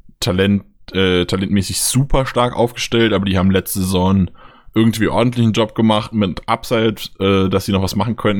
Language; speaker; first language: German; native; German